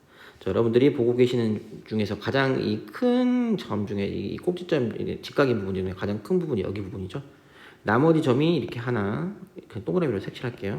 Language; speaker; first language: Korean; native; Korean